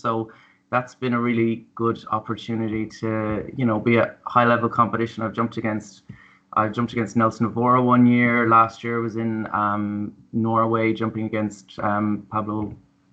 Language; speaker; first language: English; native; English